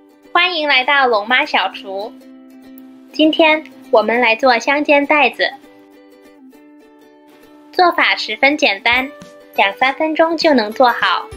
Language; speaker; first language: Chinese; native; Chinese